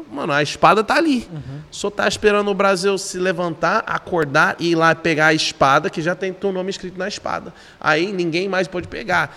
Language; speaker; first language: Portuguese; non-native, fluent; English